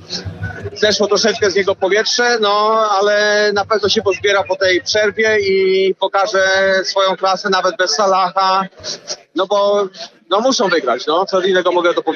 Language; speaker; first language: Polish; early bilingual, heritage; Polish